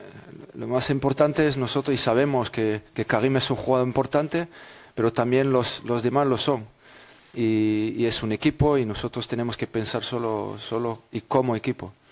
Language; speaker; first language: Spanish; non-native, fluent; French